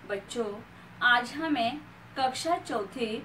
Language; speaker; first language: Hindi; non-native, local second language; Marathi